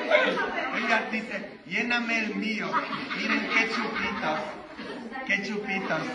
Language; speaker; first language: Spanish; non-native, fluent; Polish